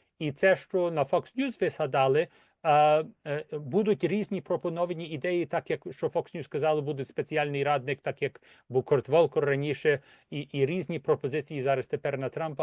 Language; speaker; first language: Ukrainian; early bilingual, heritage; Ukrainian